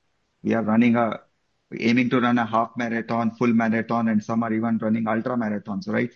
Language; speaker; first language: English; non-native, local second language; Marathi